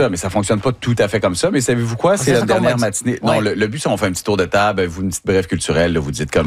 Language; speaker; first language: French; native; French